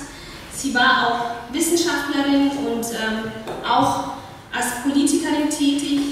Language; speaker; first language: German; non-native, fluent; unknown